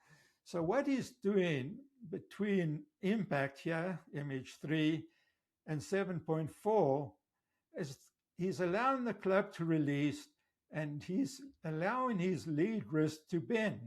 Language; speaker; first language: English; native; English